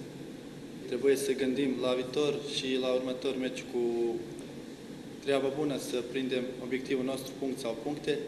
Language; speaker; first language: Romanian; non-native, learner; Bosnian